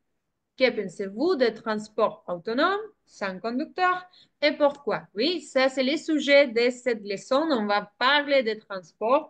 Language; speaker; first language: French; non-native, fluent; Spanish